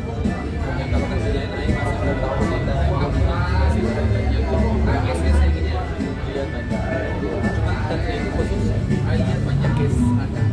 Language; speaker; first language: Indonesian; non-native, learner; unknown